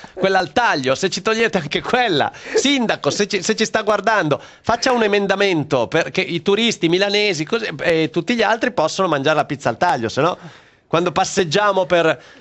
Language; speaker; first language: Italian; native; Italian